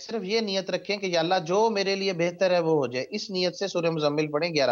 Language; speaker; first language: Urdu; native; Urdu